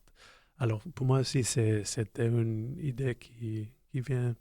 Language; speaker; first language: French; non-native, local second language; English